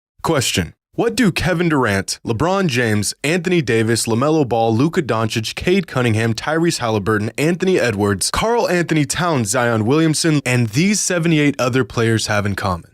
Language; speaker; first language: English; native; English